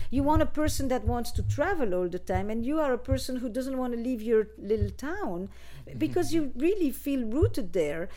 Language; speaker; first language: English; non-native, fluent; Dutch